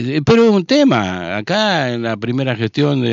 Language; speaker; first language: Spanish; native; Spanish